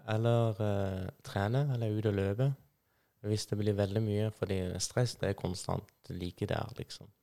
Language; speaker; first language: Norwegian; non-native, fluent; Persian